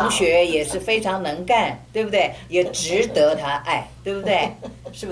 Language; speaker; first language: Chinese; native; Chinese